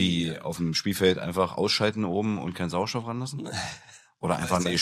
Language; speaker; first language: German; native; German